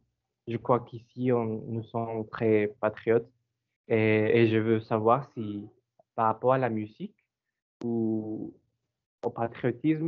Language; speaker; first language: French; non-native, learner; Spanish